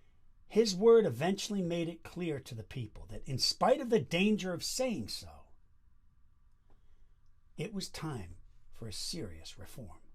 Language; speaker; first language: English; native; English